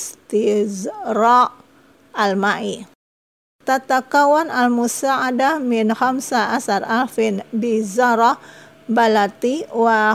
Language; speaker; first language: Arabic; non-native, fluent; Indonesian